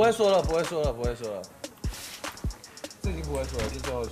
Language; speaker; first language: Chinese; native; Chinese